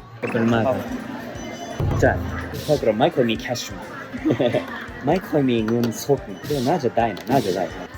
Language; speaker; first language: Thai; non-native, learner; Japanese